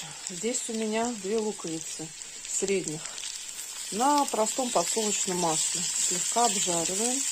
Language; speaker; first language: Russian; native; Russian